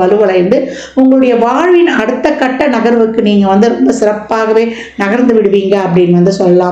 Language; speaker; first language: Tamil; native; Tamil